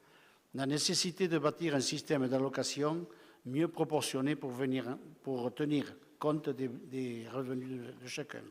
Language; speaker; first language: French; native; French